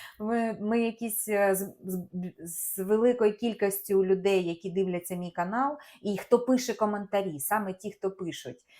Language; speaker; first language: Ukrainian; non-native, local second language; Russian